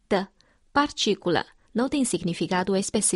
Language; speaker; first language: Portuguese; non-native, fluent; Chinese